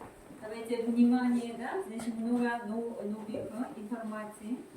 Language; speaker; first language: Russian; non-native, fluent; Korean